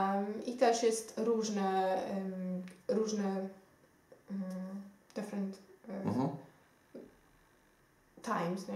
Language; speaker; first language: Polish; non-native, learner; Xhosa